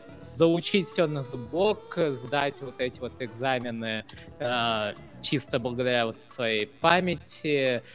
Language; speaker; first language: Russian; non-native, fluent; Hindi